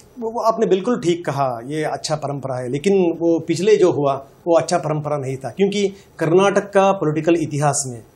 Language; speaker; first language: Hindi; non-native, local second language; Kannada